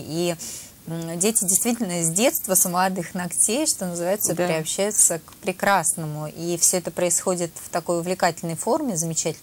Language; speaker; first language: Russian; native; Russian